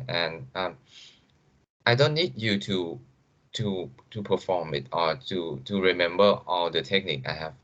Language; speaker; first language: English; non-native, fluent; Thai